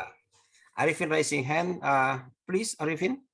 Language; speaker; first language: English; non-native, fluent; Indonesian